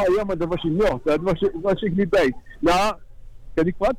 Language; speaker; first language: Dutch; non-native, fluent; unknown